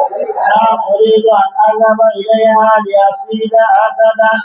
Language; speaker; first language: Arabic; non-native, learner; Bangla